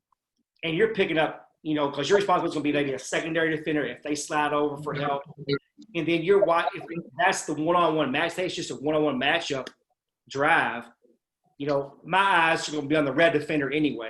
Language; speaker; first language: English; native; English